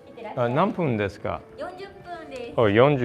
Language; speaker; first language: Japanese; non-native, learner; English